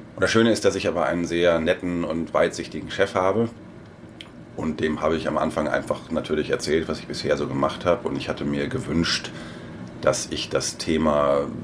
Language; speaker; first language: German; native; German